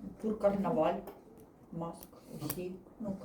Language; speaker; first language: French; non-native, learner; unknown